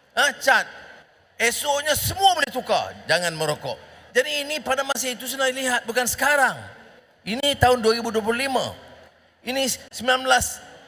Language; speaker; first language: Malay; native; Malay